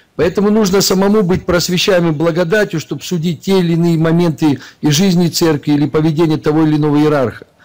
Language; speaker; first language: Russian; native; Russian